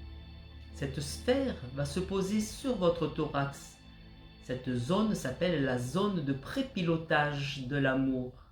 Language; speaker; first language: French; native; French